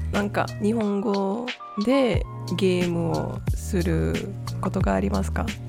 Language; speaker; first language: Japanese; non-native, learner; English